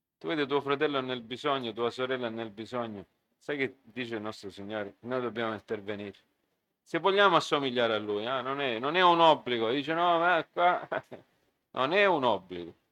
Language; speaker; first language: Italian; early bilingual, heritage; Italian